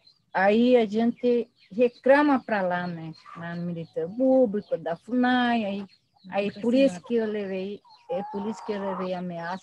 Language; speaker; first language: Portuguese; non-native, local second language; Guarani